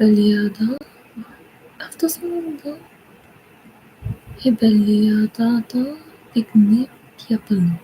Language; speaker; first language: Turkish; non-native, learner; English